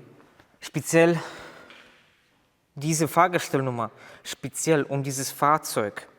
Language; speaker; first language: German; native; German